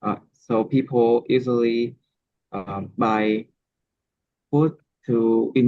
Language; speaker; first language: English; non-native, learner; Vietnamese